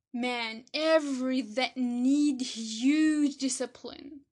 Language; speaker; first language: English; non-native, fluent; Arabic